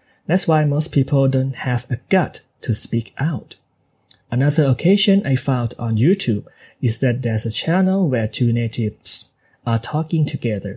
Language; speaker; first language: English; non-native, fluent; Thai